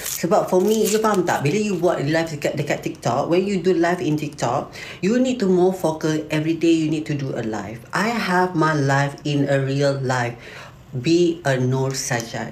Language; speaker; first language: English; non-native, learner; Malay